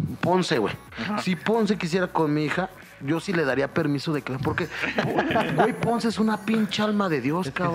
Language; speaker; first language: Spanish; native; Spanish